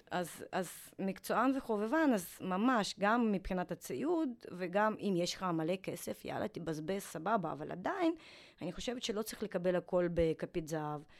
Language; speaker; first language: Hebrew; non-native, fluent; Russian